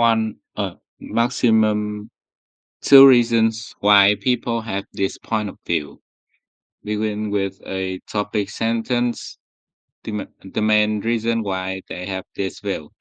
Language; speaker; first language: English; non-native, learner; Vietnamese